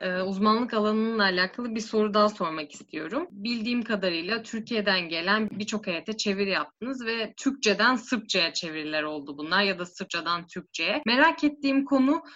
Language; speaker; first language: Turkish; native; Turkish